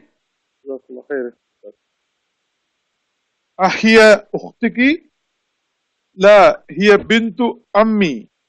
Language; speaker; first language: Arabic; non-native, learner; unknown